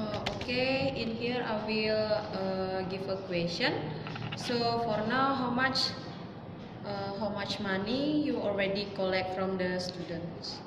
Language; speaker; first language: English; non-native, learner; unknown